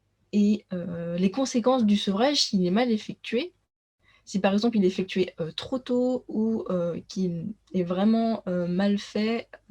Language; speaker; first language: French; native; French